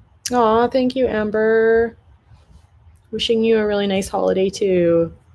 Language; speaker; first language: English; native; English